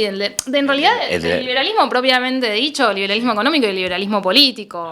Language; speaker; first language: Spanish; native; Spanish